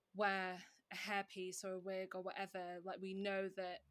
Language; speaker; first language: English; native; English